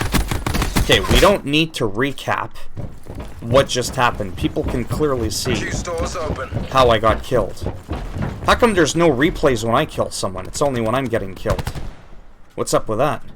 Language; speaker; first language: English; native; English